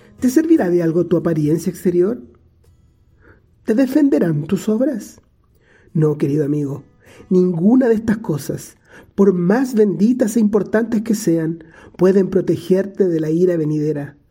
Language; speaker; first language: Spanish; native; Spanish